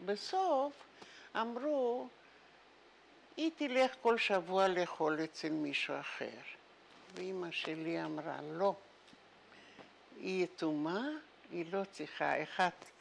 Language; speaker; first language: Hebrew; non-native, fluent; Yiddish